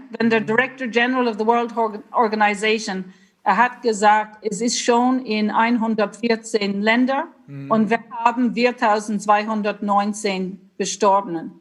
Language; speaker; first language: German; non-native, fluent; English